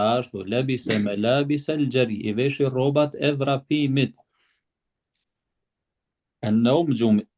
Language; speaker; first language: Arabic; non-native, fluent; Albanian